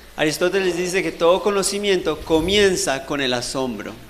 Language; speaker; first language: Spanish; native; Spanish